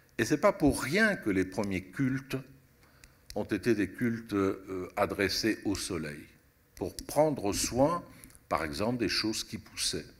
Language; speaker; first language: French; early bilingual, other home language; Italian